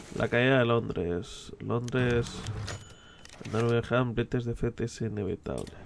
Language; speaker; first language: Spanish; native; Spanish